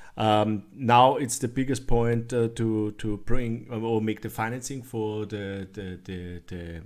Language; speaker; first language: English; non-native, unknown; German